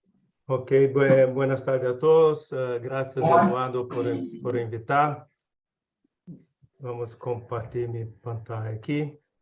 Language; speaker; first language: Spanish; non-native, learner; Portuguese